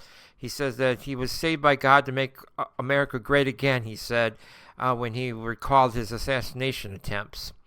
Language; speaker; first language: English; native; English